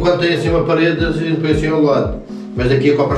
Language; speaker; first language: Portuguese; native; Portuguese